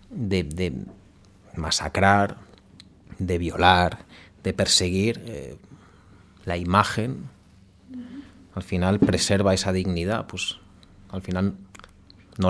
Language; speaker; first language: Spanish; native; Spanish